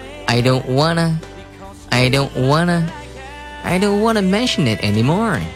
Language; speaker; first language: English; non-native, fluent; Chinese